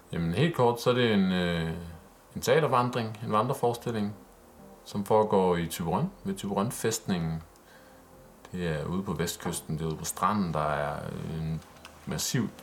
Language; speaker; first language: Danish; native; Danish